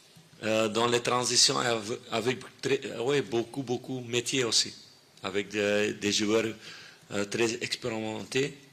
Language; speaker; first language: French; non-native, fluent; Dutch